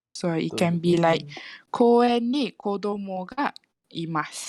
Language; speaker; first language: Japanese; non-native, fluent; Malay